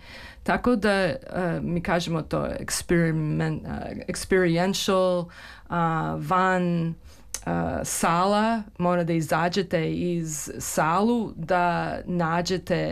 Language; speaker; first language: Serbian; early bilingual, heritage; Serbian